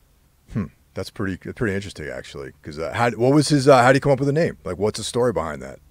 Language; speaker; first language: English; native; English